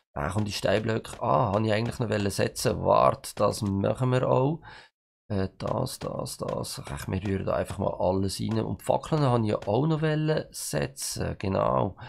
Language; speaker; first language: German; native; German